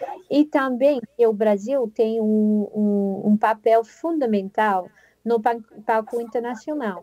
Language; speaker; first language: Portuguese; non-native, fluent; English